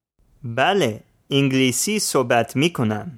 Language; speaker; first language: Persian; non-native, learner; English